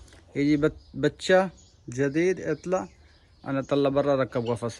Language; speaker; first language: Arabic; non-native, learner; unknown